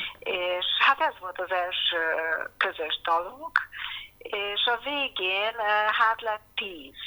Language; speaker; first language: Hungarian; early bilingual, heritage; Hungarian